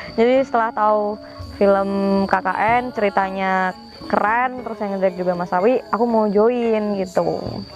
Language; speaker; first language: Indonesian; non-native, local second language; Javanese